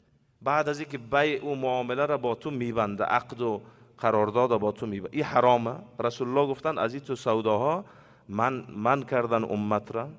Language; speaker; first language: Persian; native; Persian